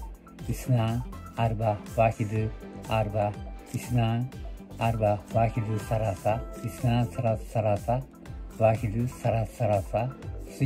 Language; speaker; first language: Arabic; non-native, learner; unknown